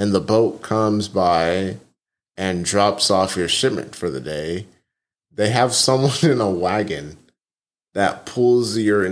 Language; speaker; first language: English; native; English